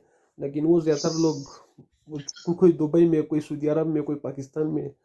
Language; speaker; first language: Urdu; non-native, local second language; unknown